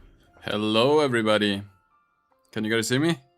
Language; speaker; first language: English; non-native, fluent; German